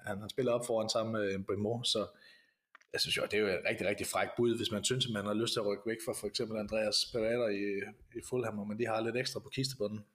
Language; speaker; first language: Danish; native; Danish